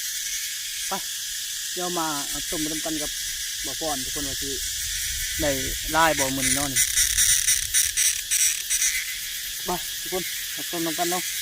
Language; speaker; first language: Thai; non-native, local second language; Northeastern Thai